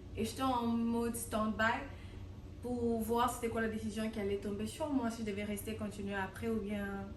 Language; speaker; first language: French; non-native, local second language; Lingala